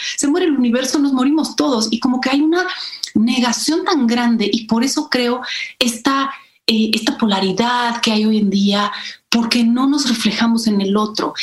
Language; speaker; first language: Spanish; early bilingual, other home language; Polish